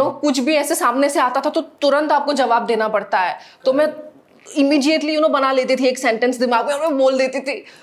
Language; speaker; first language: Hindi; non-native, local second language; Assamese